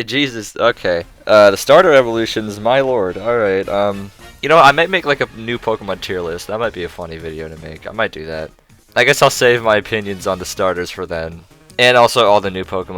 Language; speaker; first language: English; native; English